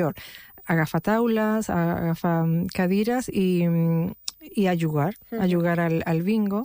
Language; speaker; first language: Catalan; non-native, local second language; Spanish